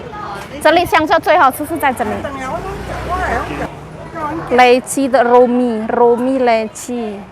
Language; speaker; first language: Chinese; non-native, learner; Javanese